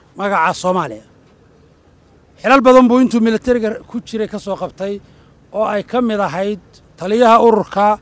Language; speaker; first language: Somali; native; Somali